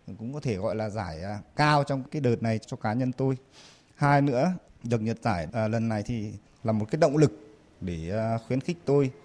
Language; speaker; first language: Vietnamese; non-native, local second language; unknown